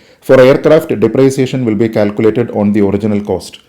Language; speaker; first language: English; non-native, local second language; Malayalam